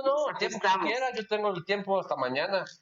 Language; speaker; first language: Spanish; native; Spanish